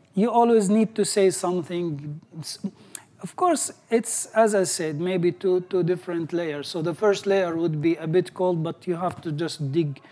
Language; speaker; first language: English; non-native, fluent; Arabic